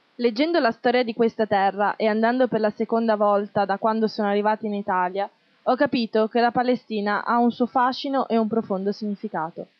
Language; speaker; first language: Italian; non-native, fluent; Arabic